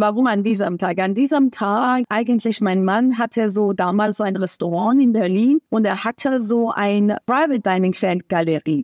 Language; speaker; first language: German; non-native, fluent; Persian